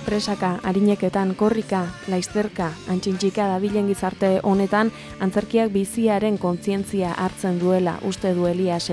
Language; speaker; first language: Basque; native; Basque